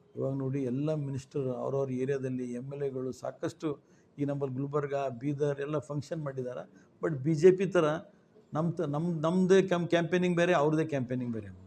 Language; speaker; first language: Kannada; native; Kannada